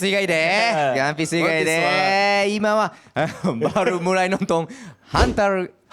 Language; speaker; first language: Indonesian; non-native, learner; Japanese